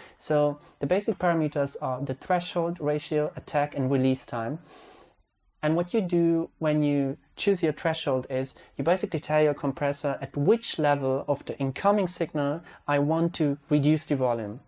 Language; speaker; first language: English; non-native, fluent; Hungarian